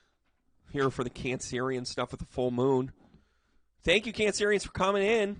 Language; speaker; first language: English; native; English